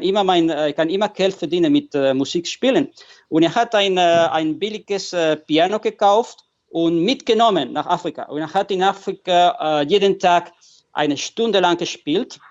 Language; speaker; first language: German; non-native, fluent; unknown